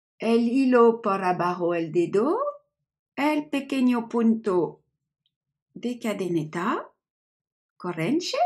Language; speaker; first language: Spanish; non-native, learner; French